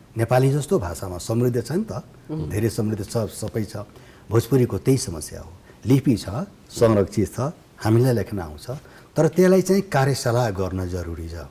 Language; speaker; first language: Nepali; non-native, local second language; Bhojpuri